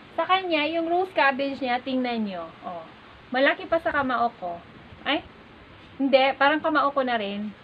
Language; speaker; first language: Filipino; non-native, local second language; Cebuano